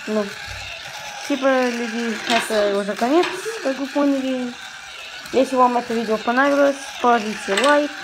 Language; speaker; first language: Russian; early bilingual, heritage; Russian